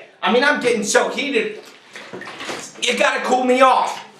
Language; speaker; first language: English; native; English